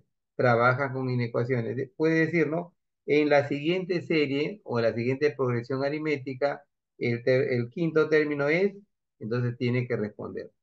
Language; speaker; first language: Spanish; native; Spanish